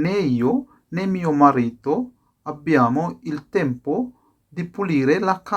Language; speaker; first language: Italian; non-native, fluent; Sinhala